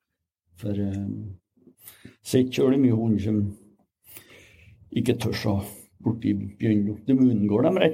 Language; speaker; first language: Norwegian; native; Norwegian